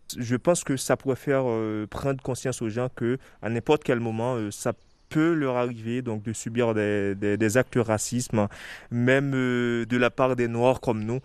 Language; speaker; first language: French; non-native, local second language; Haitian Creole